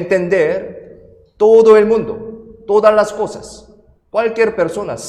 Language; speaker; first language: Spanish; non-native, fluent; Korean